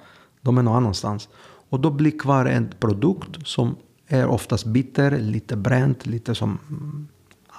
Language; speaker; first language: Swedish; non-native, fluent; Greek